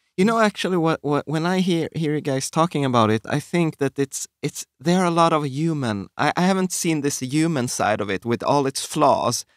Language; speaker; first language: English; non-native, fluent; Swedish